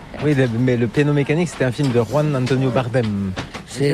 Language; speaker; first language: French; native; French